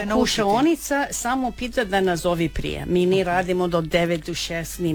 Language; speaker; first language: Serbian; non-native, learner; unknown